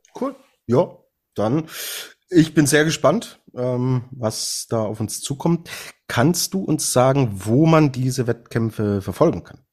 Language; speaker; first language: German; native; German